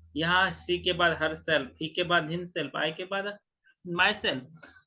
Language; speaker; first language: Hindi; non-native, local second language; Marathi